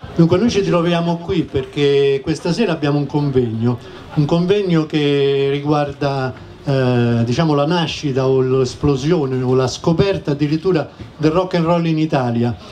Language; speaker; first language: Italian; native; Italian